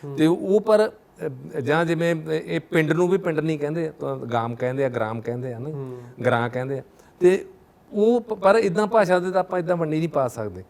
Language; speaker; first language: Punjabi; native; Punjabi